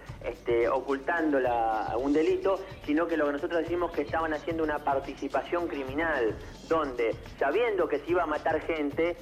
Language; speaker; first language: Spanish; native; Spanish